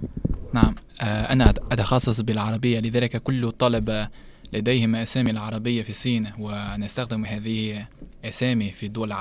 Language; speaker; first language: Arabic; non-native, learner; Chinese